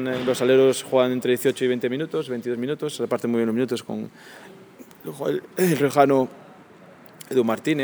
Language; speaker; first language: Spanish; native; Spanish